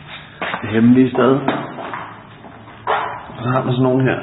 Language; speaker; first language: Danish; native; Danish